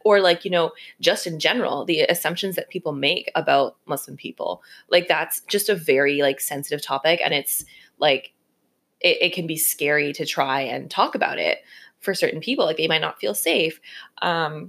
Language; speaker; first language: English; native; English